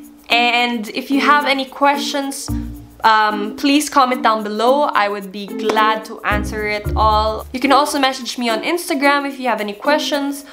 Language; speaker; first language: English; non-native, local second language; Filipino